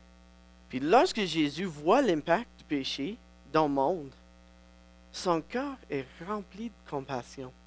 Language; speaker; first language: French; non-native, local second language; English